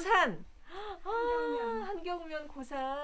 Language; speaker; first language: Korean; native; Korean